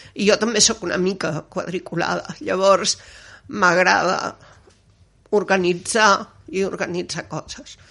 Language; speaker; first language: Catalan; native; Catalan